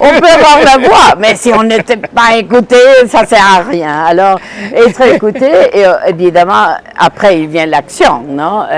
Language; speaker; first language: French; non-native, fluent; Spanish